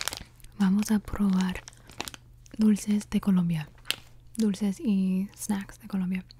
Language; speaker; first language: Spanish; early bilingual, heritage; Spanish